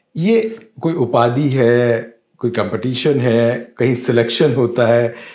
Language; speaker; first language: Hindi; native; Hindi